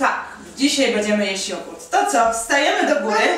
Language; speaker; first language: Polish; native; Polish